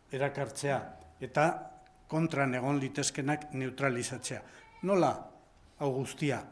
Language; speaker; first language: Basque; non-native, local second language; Spanish